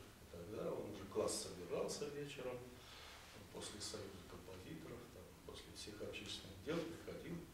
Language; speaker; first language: Russian; native; Russian